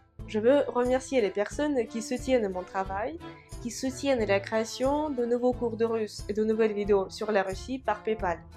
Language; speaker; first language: French; non-native, fluent; Russian